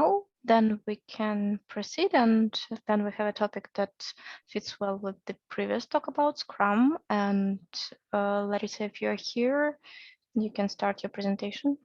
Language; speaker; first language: English; non-native, fluent; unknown